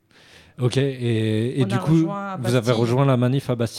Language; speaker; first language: French; native; French